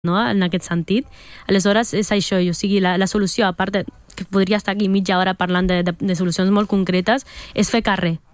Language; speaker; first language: Catalan; early bilingual, other home language; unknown